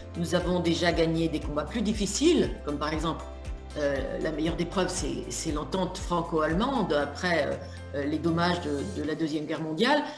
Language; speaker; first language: French; native; French